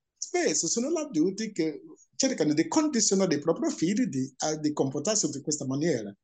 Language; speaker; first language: Italian; non-native, fluent; Igbo